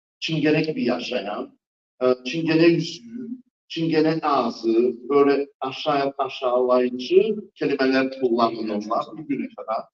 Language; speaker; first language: Turkish; non-native, fluent; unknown